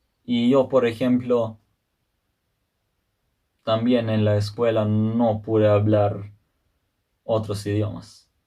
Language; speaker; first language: Spanish; non-native, fluent; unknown